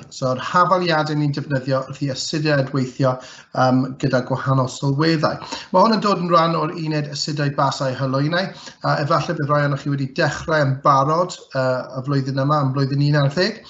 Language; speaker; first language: Welsh; native; Welsh